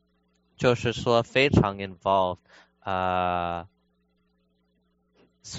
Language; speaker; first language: Chinese; early bilingual, heritage; Chinese